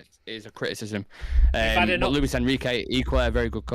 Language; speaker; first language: English; native; English